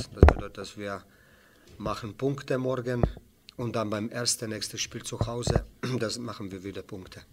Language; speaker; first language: German; non-native, fluent; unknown